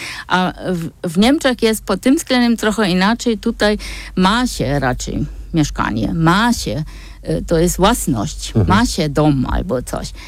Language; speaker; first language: Polish; non-native, fluent; German